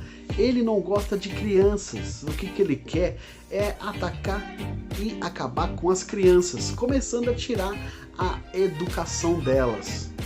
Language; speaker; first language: Portuguese; native; Portuguese